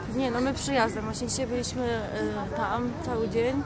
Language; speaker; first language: Polish; native; Polish